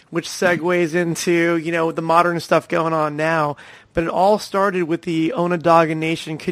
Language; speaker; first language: English; native; English